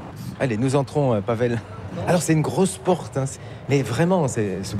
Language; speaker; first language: French; native; French